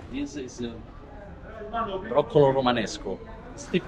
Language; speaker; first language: English; non-native, learner; Italian